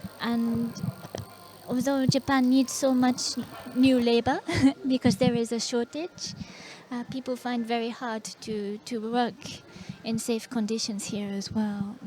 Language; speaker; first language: English; non-native, fluent; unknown